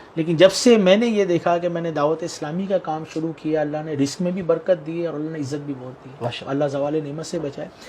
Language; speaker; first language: Urdu; native; Urdu